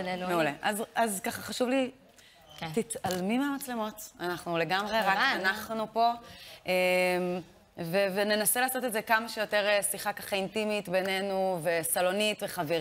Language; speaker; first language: Hebrew; native; Hebrew